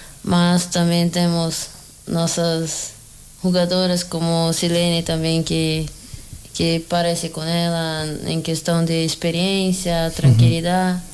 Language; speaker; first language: Spanish; non-native, learner; Portuguese